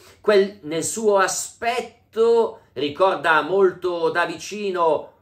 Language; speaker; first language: Italian; native; Italian